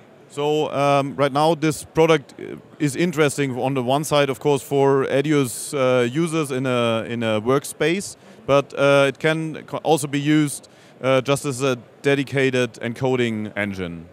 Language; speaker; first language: English; non-native, fluent; German